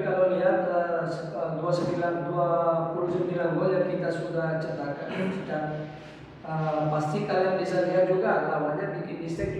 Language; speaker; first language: Indonesian; non-native, fluent; Portuguese